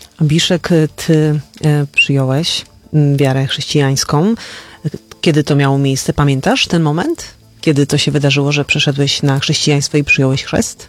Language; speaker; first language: Polish; native; Polish